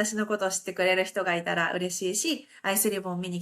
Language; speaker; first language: Japanese; native; Japanese